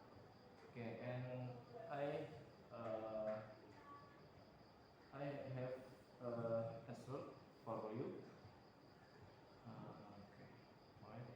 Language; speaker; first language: English; non-native, learner; Indonesian